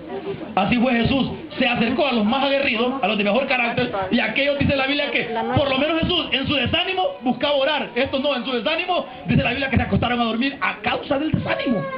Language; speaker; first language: Spanish; native; Spanish